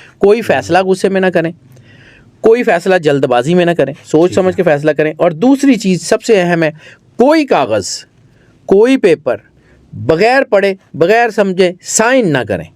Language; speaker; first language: Urdu; non-native, local second language; Punjabi